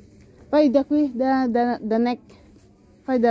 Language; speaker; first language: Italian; non-native, learner; Filipino